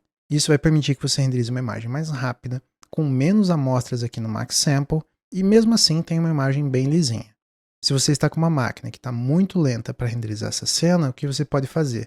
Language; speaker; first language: Portuguese; native; Portuguese